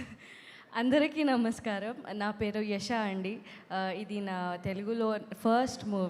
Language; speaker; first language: Telugu; non-native, learner; Kannada